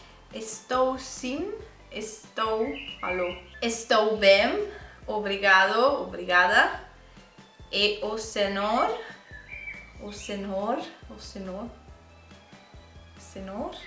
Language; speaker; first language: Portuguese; non-native, learner; Italian